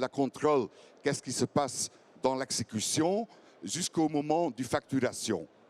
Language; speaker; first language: French; non-native, fluent; Dutch